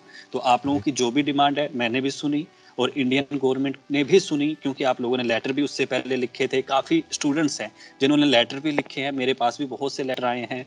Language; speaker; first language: Hindi; native; Hindi